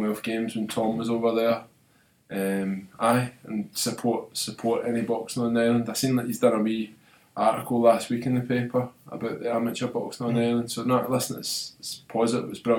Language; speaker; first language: English; native; English